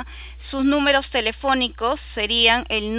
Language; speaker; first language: Spanish; native; Spanish